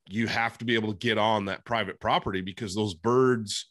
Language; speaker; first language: English; native; English